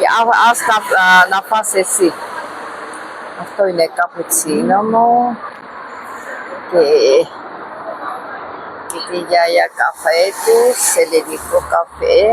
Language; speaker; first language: Greek; non-native, learner; Armenian